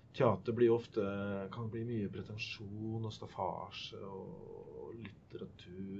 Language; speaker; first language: Norwegian; native; Norwegian